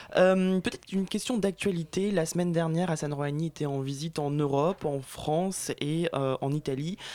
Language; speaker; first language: French; native; French